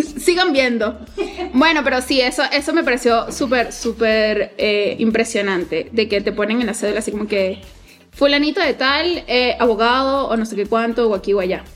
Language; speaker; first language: Spanish; native; Spanish